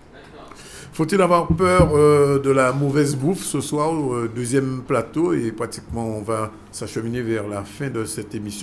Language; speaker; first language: French; native; French